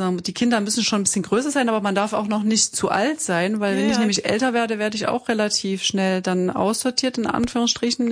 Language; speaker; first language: German; native; German